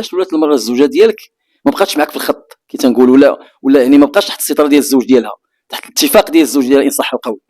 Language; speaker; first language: Arabic; native; Arabic